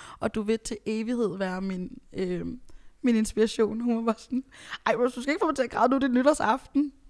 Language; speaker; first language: Danish; early bilingual, other home language; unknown